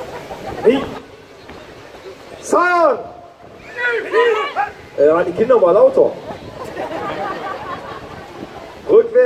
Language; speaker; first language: German; native; German